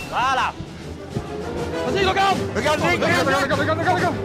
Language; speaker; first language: French; non-native, learner; Dutch